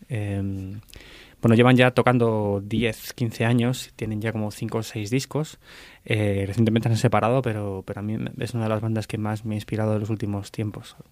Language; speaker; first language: Spanish; native; Spanish